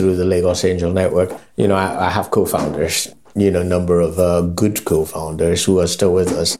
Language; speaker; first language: English; non-native, local second language; Yoruba